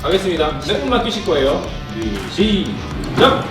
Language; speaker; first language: Korean; native; Korean